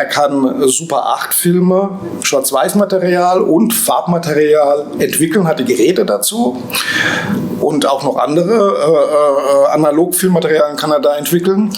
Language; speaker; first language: German; native; German